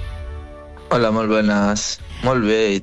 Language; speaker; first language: Catalan; non-native, fluent; Arabic